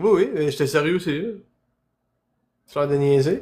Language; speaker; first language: French; native; French